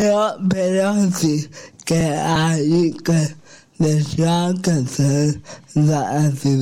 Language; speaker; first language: Catalan; non-native, local second language; Spanish